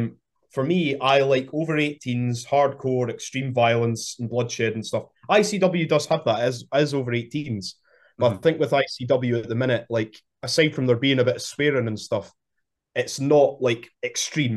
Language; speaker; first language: English; native; English